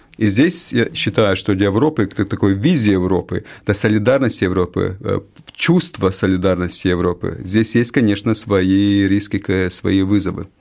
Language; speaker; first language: Russian; non-native, local second language; Latvian